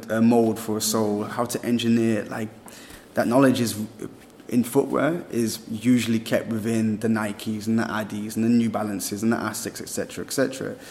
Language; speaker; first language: English; native; English